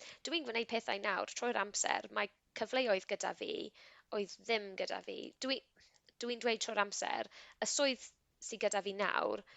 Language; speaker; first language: Welsh; non-native, local second language; English